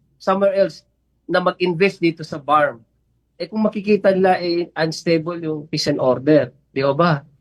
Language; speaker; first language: Filipino; non-native, local second language; Maguindanaon